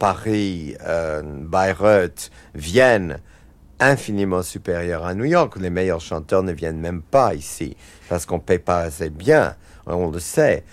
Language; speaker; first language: French; non-native, fluent; English